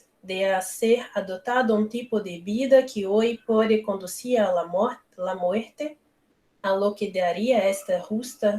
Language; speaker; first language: Spanish; non-native, learner; Portuguese